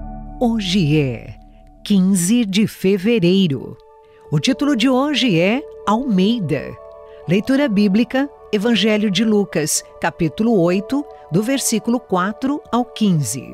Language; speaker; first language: Portuguese; native; Portuguese